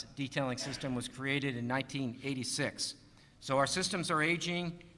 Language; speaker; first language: English; native; English